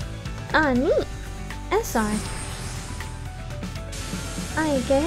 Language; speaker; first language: Spanish; early bilingual, heritage; English